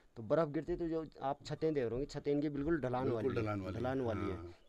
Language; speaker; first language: Hindi; non-native, local second language; Garhwali